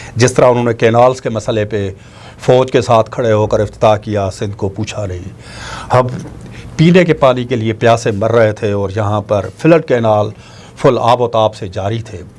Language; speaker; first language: Urdu; non-native, local second language; Sindhi